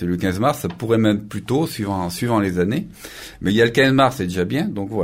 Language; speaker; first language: French; native; French